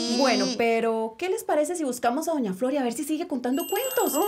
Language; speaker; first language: Spanish; native; Spanish